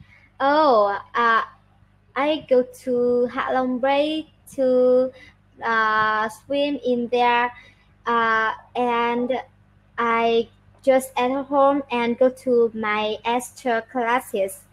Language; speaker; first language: English; non-native, learner; Vietnamese